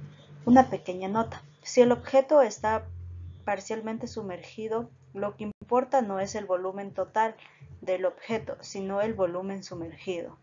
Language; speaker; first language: Spanish; native; Spanish